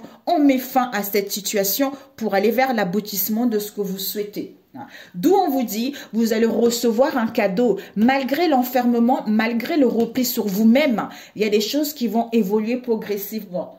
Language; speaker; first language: French; native; French